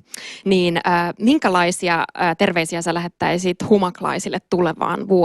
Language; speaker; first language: Finnish; native; Finnish